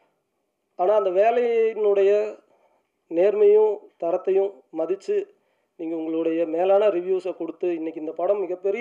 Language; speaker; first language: Tamil; native; Tamil